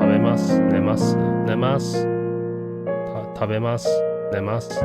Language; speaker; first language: Japanese; non-native, learner; English